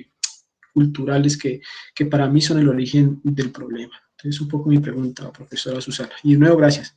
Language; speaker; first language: Spanish; native; Spanish